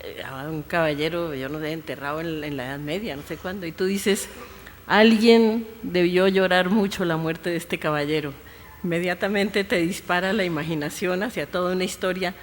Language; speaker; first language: Spanish; native; Spanish